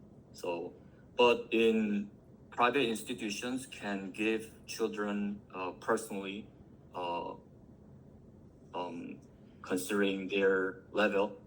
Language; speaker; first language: English; non-native, learner; Korean